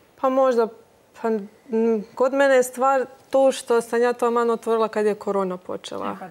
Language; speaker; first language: Croatian; native; Croatian